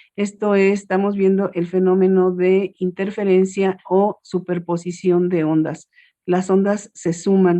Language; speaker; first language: Spanish; native; Spanish